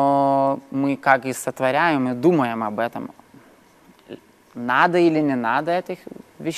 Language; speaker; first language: Russian; non-native, fluent; Lithuanian